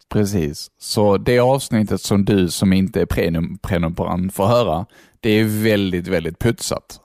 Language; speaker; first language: Swedish; native; Swedish